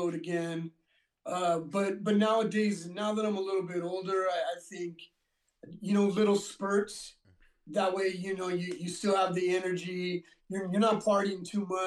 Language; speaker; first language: English; native; English